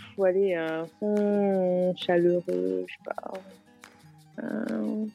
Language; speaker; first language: French; native; French